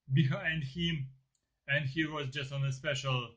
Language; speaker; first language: English; non-native, learner; Ukrainian